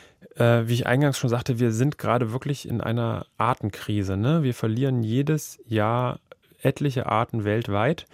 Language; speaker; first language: German; native; German